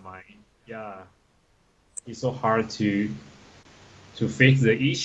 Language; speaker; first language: English; non-native, learner; Chinese